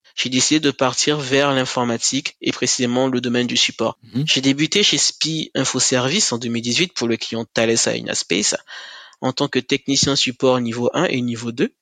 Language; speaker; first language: French; native; French